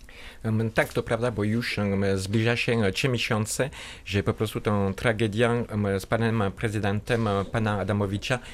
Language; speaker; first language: Polish; non-native, fluent; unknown